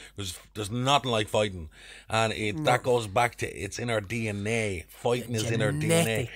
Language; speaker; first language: English; native; English